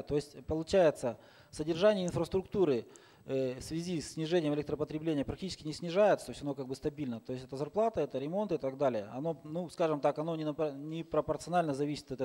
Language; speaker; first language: Russian; native; Russian